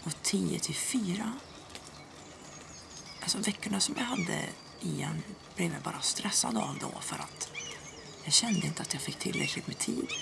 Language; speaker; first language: Swedish; native; Swedish